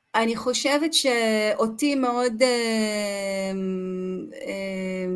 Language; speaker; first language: Hebrew; native; Hebrew